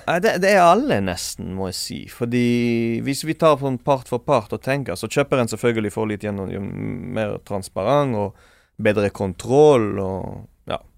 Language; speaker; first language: Norwegian; non-native, fluent; Hebrew